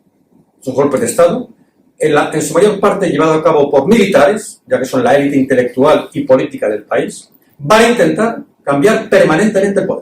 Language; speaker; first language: Spanish; native; Spanish